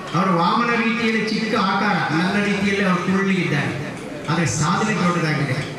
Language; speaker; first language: Kannada; native; Kannada